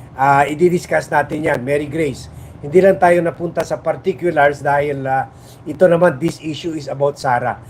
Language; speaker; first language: Filipino; non-native, local second language; Chavacano